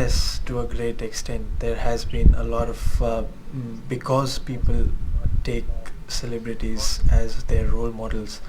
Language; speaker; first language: English; non-native, fluent; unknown